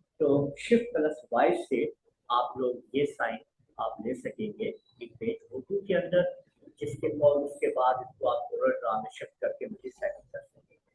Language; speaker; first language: Urdu; non-native, local second language; Punjabi